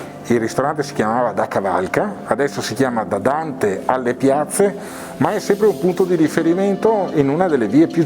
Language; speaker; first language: Italian; native; Italian